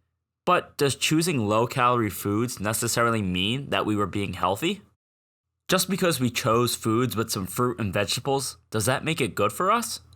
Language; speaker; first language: English; native; English